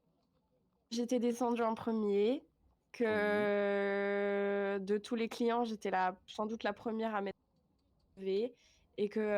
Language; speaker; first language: French; native; French